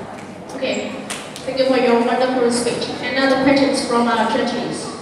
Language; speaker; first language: English; non-native, learner; Vietnamese